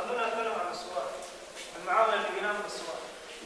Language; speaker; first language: Arabic; native; Arabic